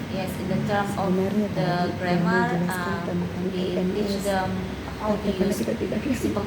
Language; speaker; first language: English; non-native, learner; Indonesian